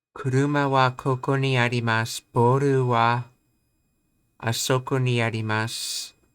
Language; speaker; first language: Japanese; non-native, learner; English